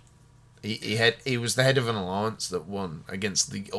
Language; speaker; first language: English; native; English